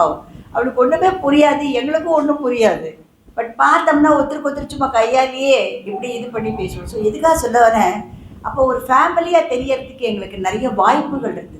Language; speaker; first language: Tamil; native; Tamil